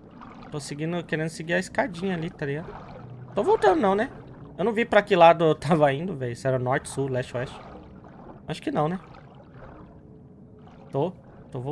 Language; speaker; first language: Portuguese; native; Portuguese